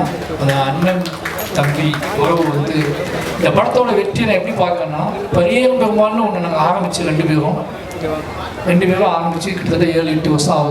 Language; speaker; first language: Tamil; native; Tamil